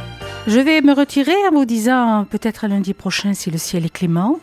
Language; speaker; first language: French; native; French